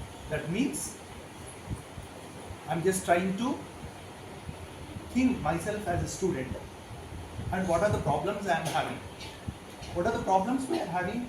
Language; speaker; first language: English; non-native, local second language; Telugu